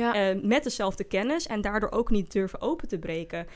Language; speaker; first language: Dutch; native; Dutch